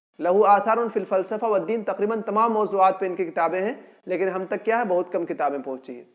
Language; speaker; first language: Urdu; native; Urdu